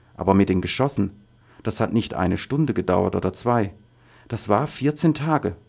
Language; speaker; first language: German; non-native, fluent; Arabic